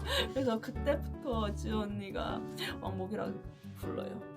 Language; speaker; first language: Korean; non-native, learner; Chinese